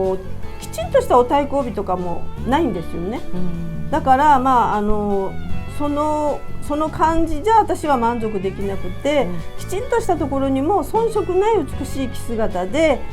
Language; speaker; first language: Japanese; native; Japanese